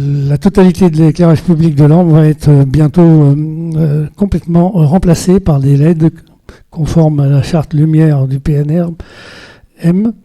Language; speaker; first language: French; native; French